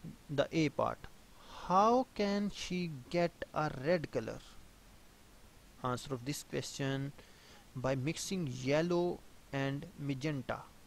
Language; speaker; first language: English; non-native, local second language; Urdu